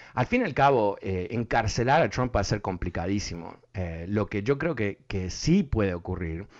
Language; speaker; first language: Spanish; early bilingual, heritage; Spanish